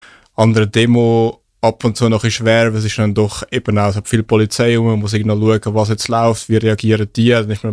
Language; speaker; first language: German; native; German